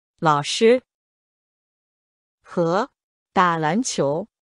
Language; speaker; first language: Chinese; non-native, learner; English